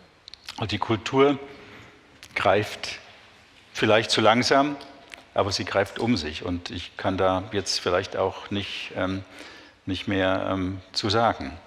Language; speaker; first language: German; native; German